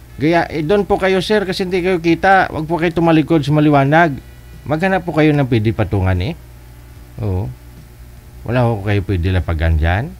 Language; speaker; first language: Filipino; native; Filipino